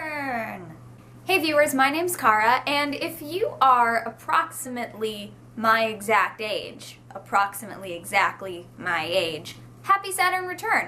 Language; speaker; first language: English; native; English